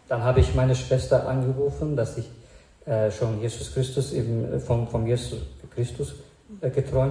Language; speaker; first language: German; non-native, fluent; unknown